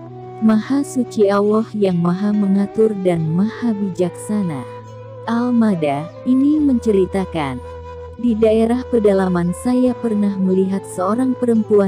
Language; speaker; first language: Indonesian; native; Indonesian